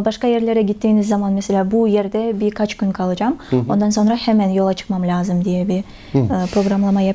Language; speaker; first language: Turkish; non-native, fluent; Kyrgyz